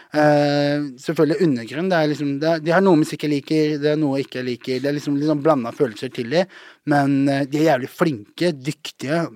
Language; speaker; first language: Norwegian; early bilingual, other home language; Somali